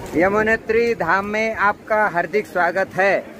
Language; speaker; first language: Hindi; non-native, local second language; Marathi